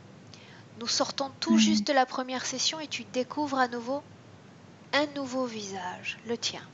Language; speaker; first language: French; native; French